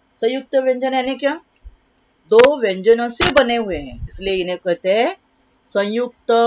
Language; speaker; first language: Hindi; non-native, local second language; Marathi